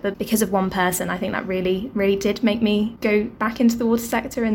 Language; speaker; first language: English; native; English